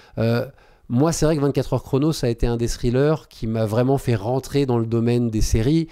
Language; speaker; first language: French; native; French